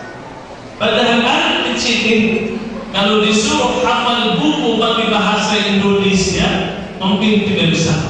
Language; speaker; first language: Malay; non-native, fluent; Arabic